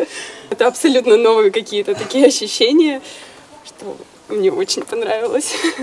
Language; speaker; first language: Russian; native; Russian